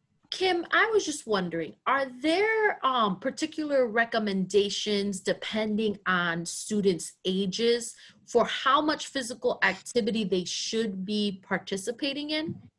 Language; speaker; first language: English; early bilingual, other home language; Spanish